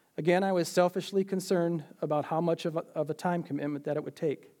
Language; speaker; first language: English; native; English